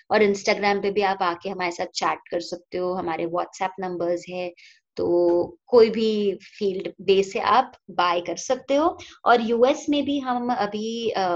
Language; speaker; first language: Hindi; non-native, local second language; Marathi